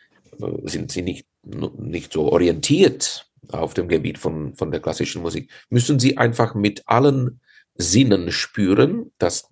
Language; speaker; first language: German; non-native, fluent; Czech